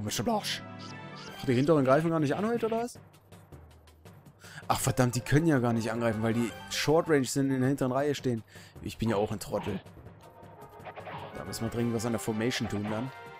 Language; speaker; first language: German; native; German